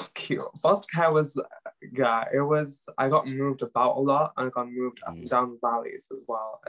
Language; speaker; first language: English; non-native, local second language; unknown